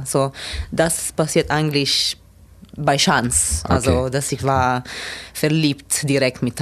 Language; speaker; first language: German; non-native, learner; Italian